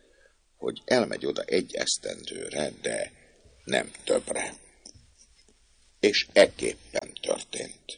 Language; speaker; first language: Hungarian; native; Hungarian